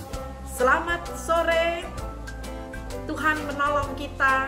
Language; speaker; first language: Indonesian; native; Indonesian